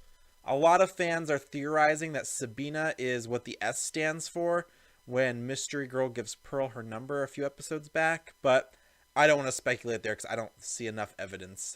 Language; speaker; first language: English; native; English